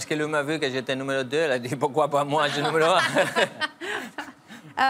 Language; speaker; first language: French; non-native, fluent; Spanish